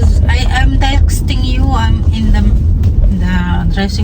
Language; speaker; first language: English; non-native, learner; Filipino